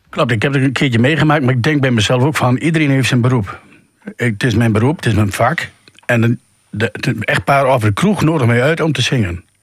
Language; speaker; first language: Dutch; native; Dutch